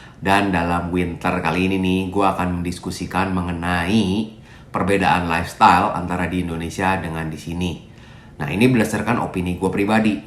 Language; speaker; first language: Indonesian; native; Indonesian